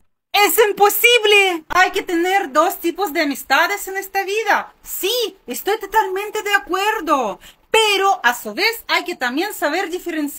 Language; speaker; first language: Spanish; non-native, fluent; Russian